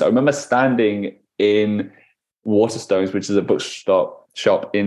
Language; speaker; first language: English; native; English